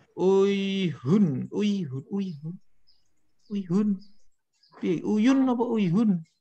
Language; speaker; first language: Indonesian; non-native, local second language; Javanese